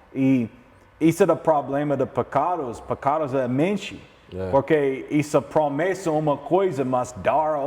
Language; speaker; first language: Portuguese; non-native, learner; English